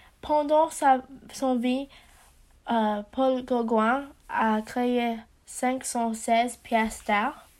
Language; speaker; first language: French; non-native, learner; English